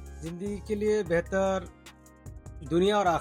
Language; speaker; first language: Hindi; non-native, fluent; Bangla